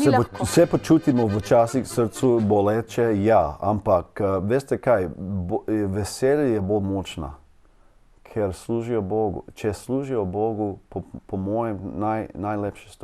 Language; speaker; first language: Slovenian; non-native, learner; English